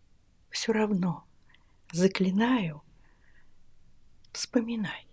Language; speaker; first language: Russian; native; Russian